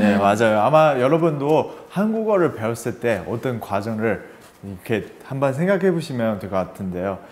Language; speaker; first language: Korean; non-native, fluent; Chinese